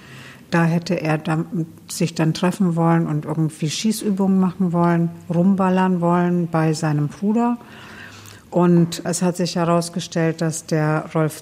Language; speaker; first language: German; native; German